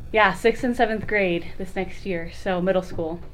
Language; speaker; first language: English; native; English